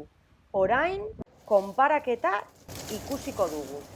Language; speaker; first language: Basque; non-native, local second language; Spanish